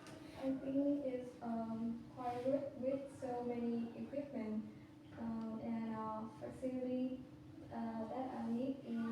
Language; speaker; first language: English; non-native, learner; Vietnamese